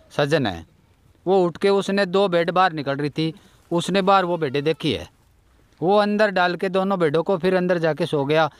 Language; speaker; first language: Hindi; native; Hindi